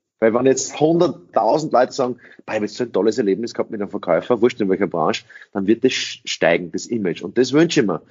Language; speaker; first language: German; early bilingual, other home language; English